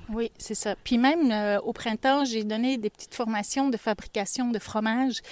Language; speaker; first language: French; native; French